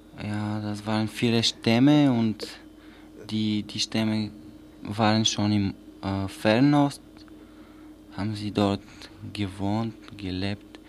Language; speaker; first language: German; non-native, learner; Bulgarian